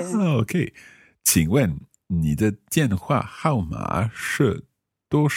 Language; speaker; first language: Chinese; non-native, learner; English